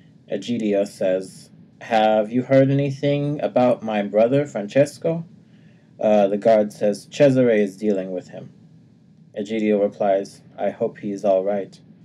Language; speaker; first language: English; native; English